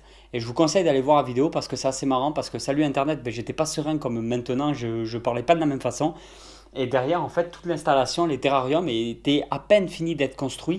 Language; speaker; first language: French; native; French